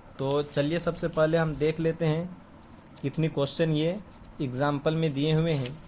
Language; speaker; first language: Hindi; native; Hindi